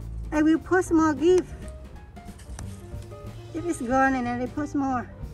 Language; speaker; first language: English; non-native, learner; Vietnamese